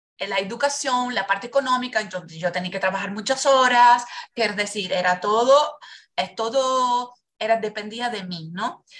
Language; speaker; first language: Spanish; non-native, fluent; Portuguese